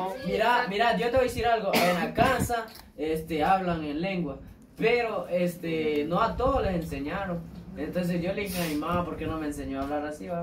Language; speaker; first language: Spanish; native; Spanish